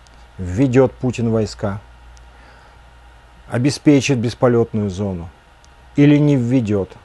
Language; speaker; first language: Russian; native; Russian